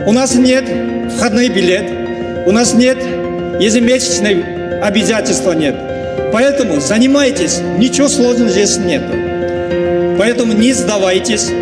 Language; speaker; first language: Russian; non-native, learner; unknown